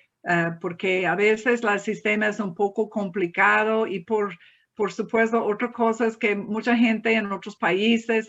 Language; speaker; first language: Spanish; non-native, fluent; English